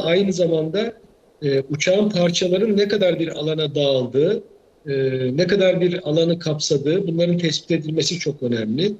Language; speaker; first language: Turkish; native; Turkish